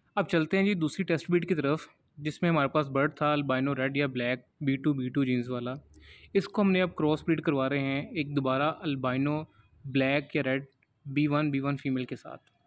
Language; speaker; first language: Urdu; non-native, local second language; Punjabi